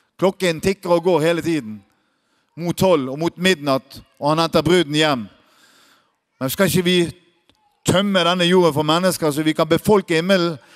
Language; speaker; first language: Norwegian; native; Norwegian